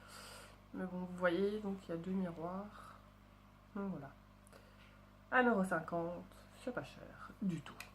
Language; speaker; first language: French; native; French